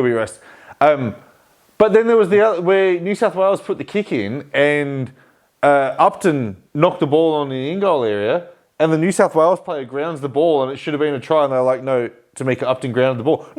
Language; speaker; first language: English; native; English